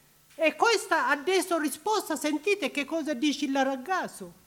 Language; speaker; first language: Italian; non-native, learner; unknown